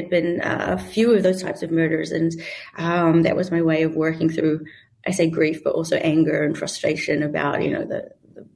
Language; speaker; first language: English; native; English